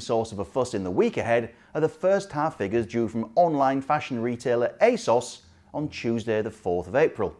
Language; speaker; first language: English; native; English